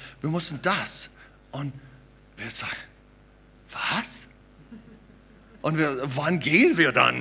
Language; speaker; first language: German; non-native, fluent; English